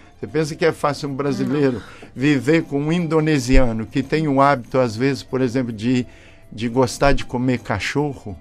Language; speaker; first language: Portuguese; native; Portuguese